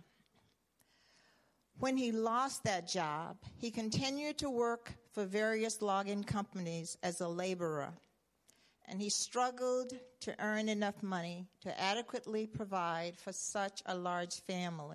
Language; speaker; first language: English; native; English